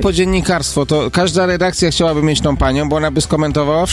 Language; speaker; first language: Polish; native; Polish